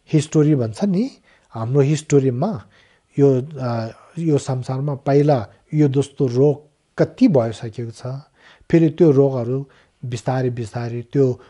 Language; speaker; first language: Nepali; non-native, local second language; Tibetan